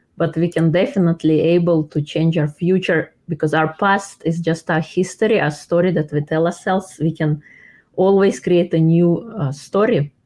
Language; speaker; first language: English; non-native, fluent; Russian